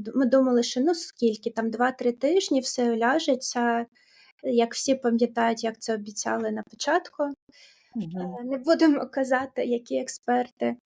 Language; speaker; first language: Ukrainian; non-native, local second language; Russian